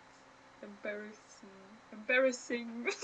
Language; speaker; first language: English; non-native, learner; German